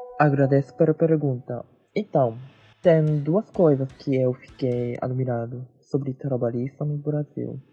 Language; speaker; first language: Portuguese; early bilingual, heritage; Japanese